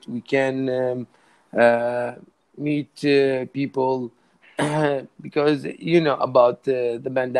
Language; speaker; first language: English; non-native, learner; Arabic